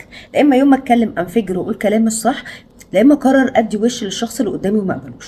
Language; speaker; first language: Arabic; native; Arabic